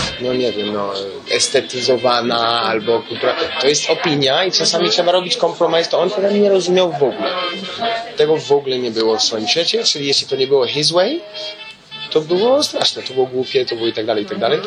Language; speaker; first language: Polish; early bilingual, heritage; Polish